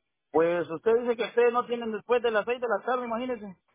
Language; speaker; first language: Spanish; native; Spanish